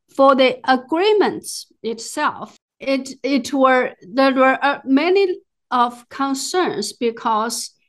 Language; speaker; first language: English; non-native, fluent; Chinese